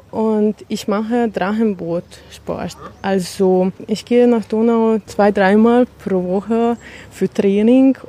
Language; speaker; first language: German; non-native, learner; Hungarian